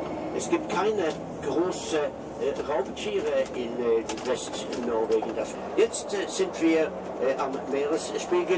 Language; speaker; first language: German; non-native, fluent; Norwegian